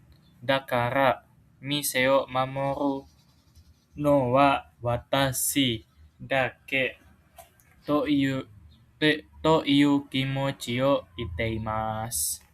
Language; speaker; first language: Japanese; non-native, fluent; Indonesian